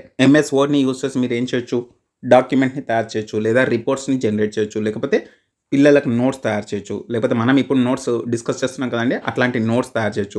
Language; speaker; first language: Telugu; native; Telugu